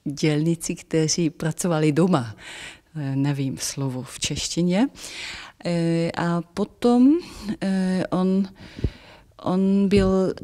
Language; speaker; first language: Czech; non-native, fluent; German